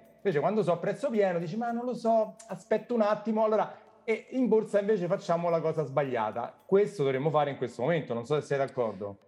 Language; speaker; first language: Italian; native; Italian